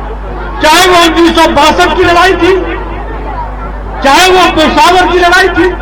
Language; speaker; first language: Hindi; native; Hindi